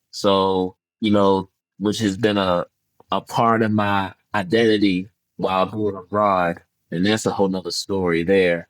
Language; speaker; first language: English; early bilingual, other home language; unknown